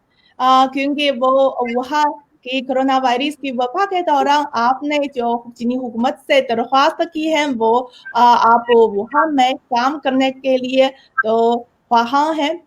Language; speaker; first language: Hindi; non-native, fluent; Chinese